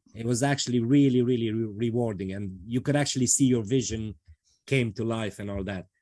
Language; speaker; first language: English; non-native, fluent; Romanian